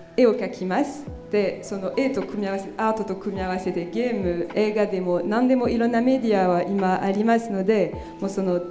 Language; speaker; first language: Japanese; non-native, fluent; French